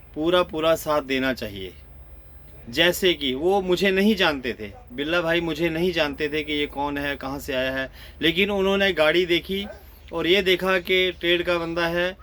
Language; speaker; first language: Hindi; native; Hindi